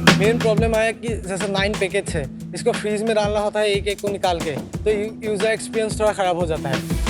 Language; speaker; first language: Hindi; non-native, local second language; Assamese